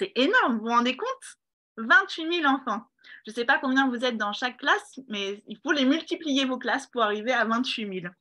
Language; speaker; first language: French; native; French